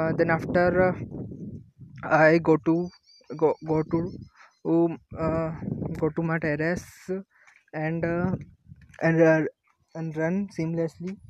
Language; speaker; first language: English; non-native, learner; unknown